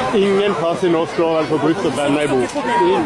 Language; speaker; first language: Norwegian; native; Norwegian